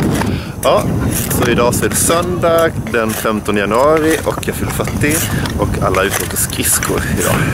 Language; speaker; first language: Swedish; native; Swedish